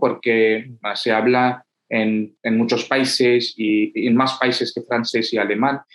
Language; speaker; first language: Spanish; non-native, fluent; Hindi